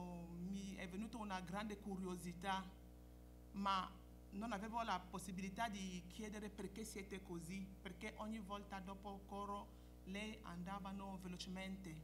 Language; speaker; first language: Italian; non-native, fluent; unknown